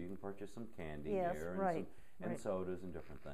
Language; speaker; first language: English; native; English